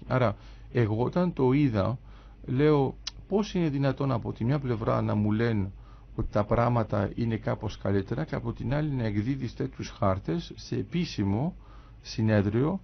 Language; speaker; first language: Greek; native; Greek